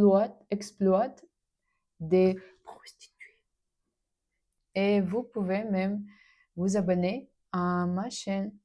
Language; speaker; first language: French; non-native, learner; Russian